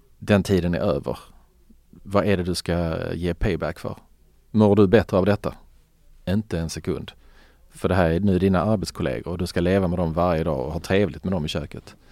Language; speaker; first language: Swedish; early bilingual, other home language; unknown